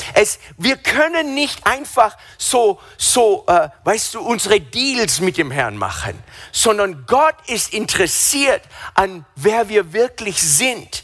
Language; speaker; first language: German; non-native, fluent; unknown